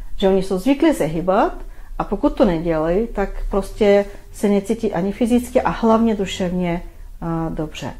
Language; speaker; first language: Czech; non-native, fluent; Bulgarian